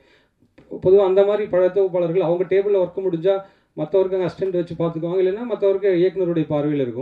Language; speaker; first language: Tamil; native; Tamil